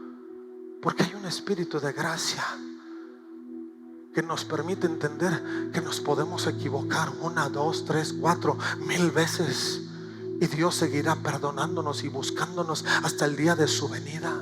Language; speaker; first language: Spanish; native; Spanish